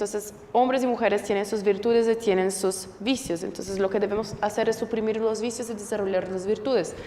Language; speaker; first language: Spanish; non-native, fluent; Portuguese